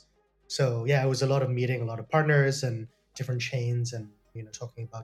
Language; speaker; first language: English; non-native, local second language; Cantonese